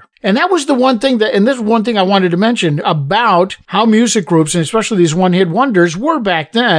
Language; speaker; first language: English; native; English